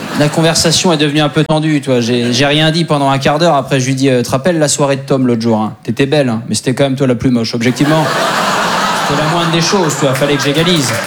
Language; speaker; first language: French; native; French